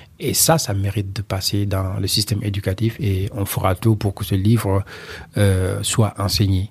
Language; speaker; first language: French; non-native, local second language; Wolof